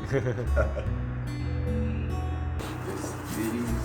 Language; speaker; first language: English; non-native, learner; Arabic